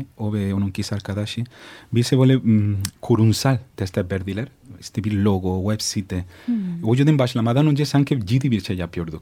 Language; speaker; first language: Turkish; non-native, fluent; Spanish